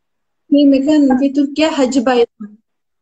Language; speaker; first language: Arabic; non-native, learner; Turkish